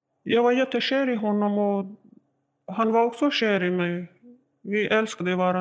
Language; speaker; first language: Swedish; non-native, learner; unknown